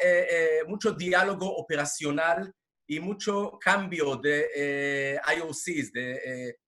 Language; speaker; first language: Spanish; non-native, fluent; Hebrew